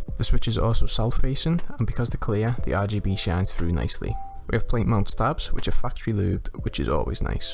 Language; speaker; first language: English; native; English